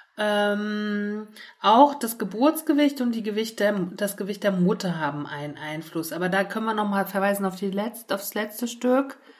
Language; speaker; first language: German; native; German